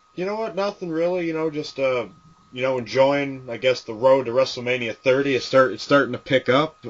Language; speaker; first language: English; native; English